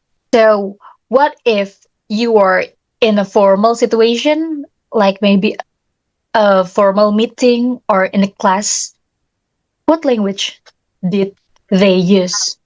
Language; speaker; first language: English; non-native, learner; Indonesian